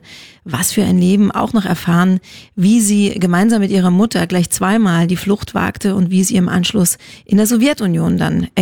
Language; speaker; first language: German; native; German